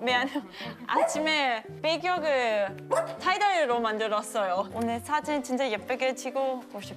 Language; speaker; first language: Korean; non-native, learner; German